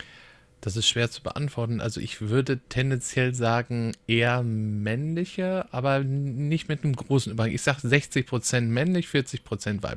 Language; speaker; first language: German; native; German